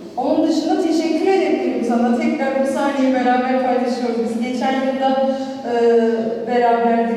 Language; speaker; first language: Turkish; non-native, local second language; Armenian